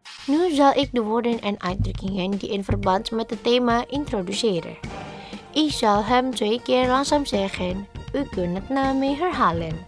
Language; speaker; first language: Dutch; non-native, learner; Indonesian